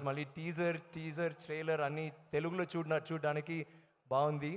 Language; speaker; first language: Telugu; non-native, learner; Tamil